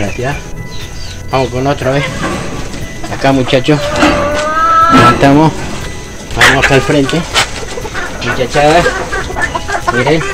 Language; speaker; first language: Spanish; native; Spanish